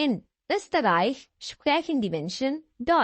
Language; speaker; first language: German; non-native, fluent; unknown